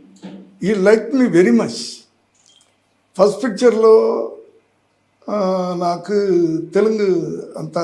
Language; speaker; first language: Telugu; non-native, learner; Tamil